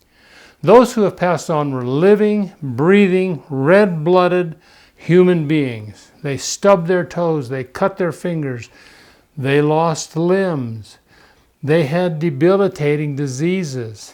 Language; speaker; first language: English; native; English